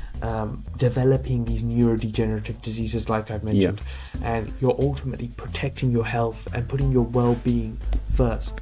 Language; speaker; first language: English; native; English